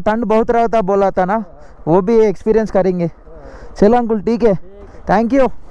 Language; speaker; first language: Hindi; non-native, local second language; Telugu